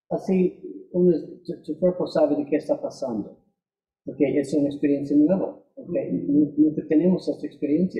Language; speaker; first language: Spanish; non-native, fluent; English